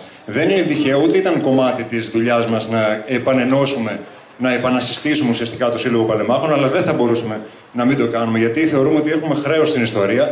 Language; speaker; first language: Greek; native; Greek